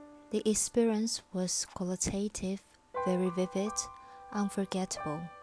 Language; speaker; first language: English; non-native, fluent; Chinese